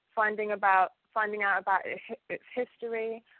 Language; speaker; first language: English; early bilingual, other home language; Ganda